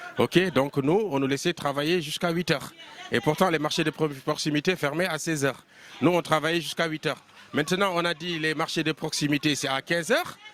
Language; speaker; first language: French; non-native, local second language; Wolof